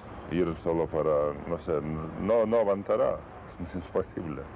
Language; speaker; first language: Spanish; non-native, learner; Lithuanian